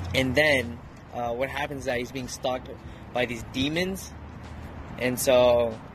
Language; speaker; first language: English; early bilingual, other home language; Spanish